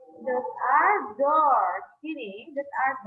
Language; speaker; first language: English; non-native, fluent; Indonesian